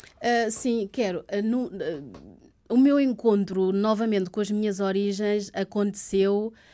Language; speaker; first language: Portuguese; early bilingual, other home language; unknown